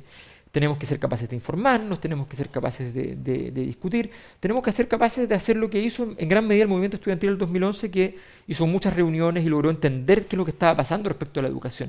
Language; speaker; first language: Spanish; native; Spanish